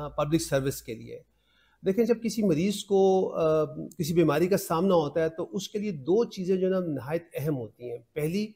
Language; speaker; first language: Urdu; non-native, local second language; Punjabi